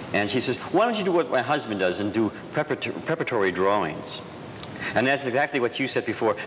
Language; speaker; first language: English; native; English